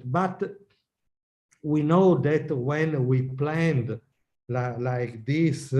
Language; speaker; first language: English; non-native, learner; Italian